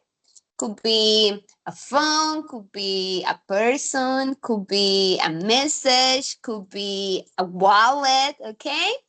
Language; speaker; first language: English; non-native, fluent; Spanish